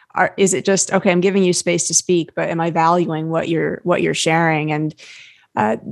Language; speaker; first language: English; native; English